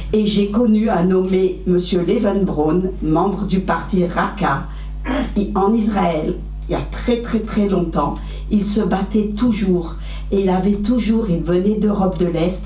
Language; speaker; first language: French; early bilingual, other home language; Arabic